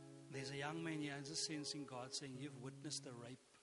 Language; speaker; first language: English; non-native, local second language; Afrikaans